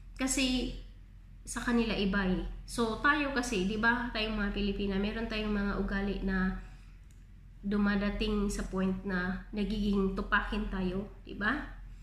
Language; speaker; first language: Filipino; non-native, local second language; Cebuano